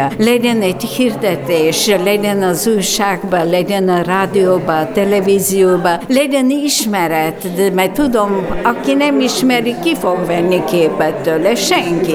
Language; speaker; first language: Hungarian; non-native, fluent; Bulgarian